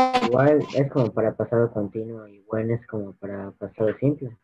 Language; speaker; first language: Spanish; native; Spanish